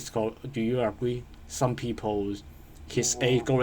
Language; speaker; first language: English; non-native, learner; Cantonese